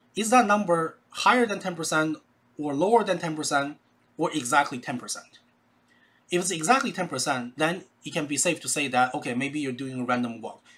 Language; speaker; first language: English; non-native, fluent; Chinese